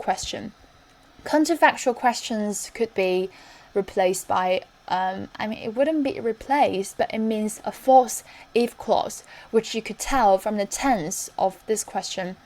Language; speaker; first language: English; non-native, fluent; Chinese